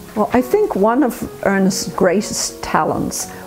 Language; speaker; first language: English; native; English